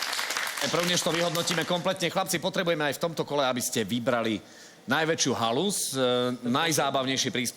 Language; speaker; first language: Slovak; native; Slovak